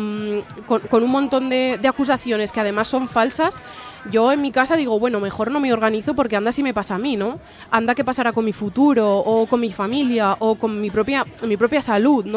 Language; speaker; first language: Spanish; native; Spanish